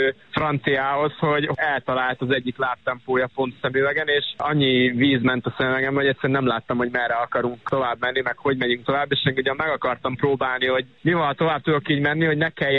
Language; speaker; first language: Hungarian; native; Hungarian